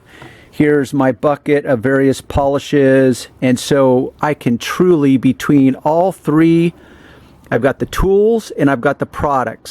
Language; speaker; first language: English; native; English